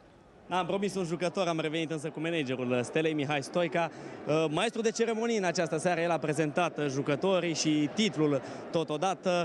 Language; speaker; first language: Romanian; native; Romanian